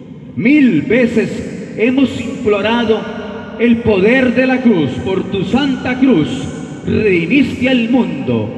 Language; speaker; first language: Spanish; native; Spanish